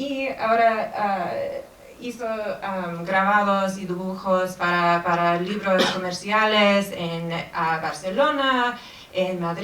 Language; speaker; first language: Spanish; non-native, fluent; English